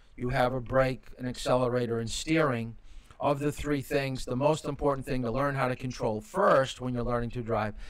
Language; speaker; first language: English; native; English